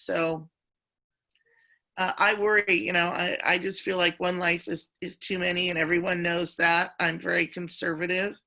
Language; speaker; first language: English; native; English